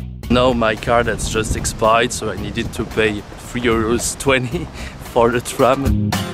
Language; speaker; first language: English; non-native, fluent; French